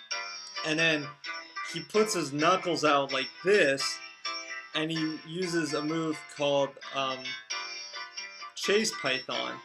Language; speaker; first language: English; native; English